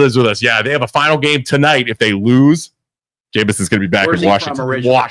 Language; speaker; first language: English; native; English